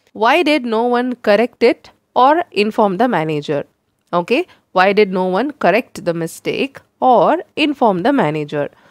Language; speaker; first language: English; non-native, local second language; Tamil